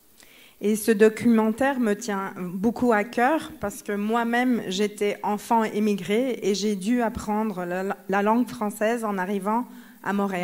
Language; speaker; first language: French; early bilingual, other home language; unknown